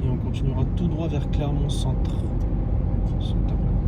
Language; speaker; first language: French; native; French